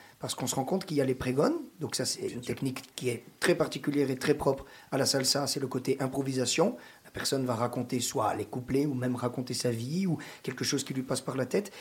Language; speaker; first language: French; native; French